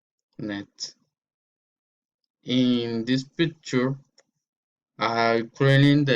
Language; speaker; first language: English; non-native, learner; Spanish